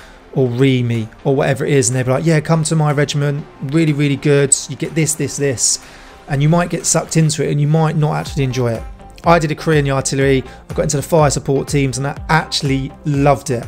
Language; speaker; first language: English; native; English